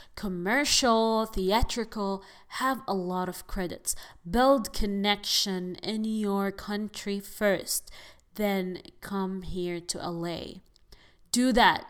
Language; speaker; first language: English; non-native, fluent; Arabic